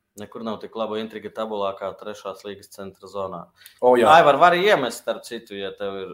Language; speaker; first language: Latvian; native; Latvian